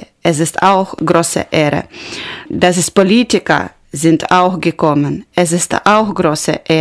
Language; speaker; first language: German; non-native, learner; Ukrainian